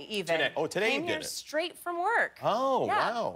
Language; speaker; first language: English; native; English